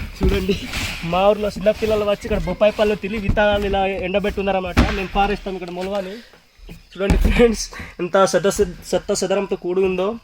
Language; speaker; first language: Telugu; non-native, local second language; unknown